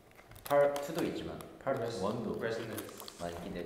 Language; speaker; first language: Korean; native; Korean